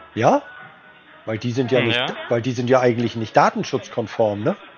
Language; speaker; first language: German; native; German